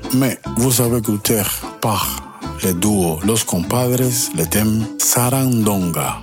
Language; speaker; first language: French; non-native, learner; Spanish